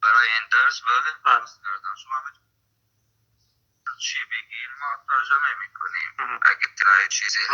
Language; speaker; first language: Persian; non-native, fluent; Arabic